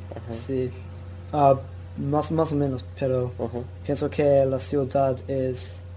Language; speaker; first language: Spanish; non-native, learner; English